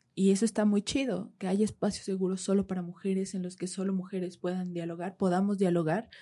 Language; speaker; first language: Spanish; native; Spanish